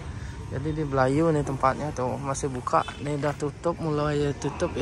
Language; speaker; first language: Indonesian; native; Indonesian